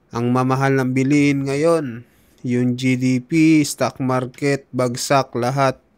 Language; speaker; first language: Filipino; native; Filipino